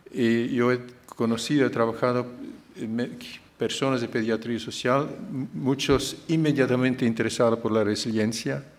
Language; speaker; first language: Spanish; non-native, fluent; Dutch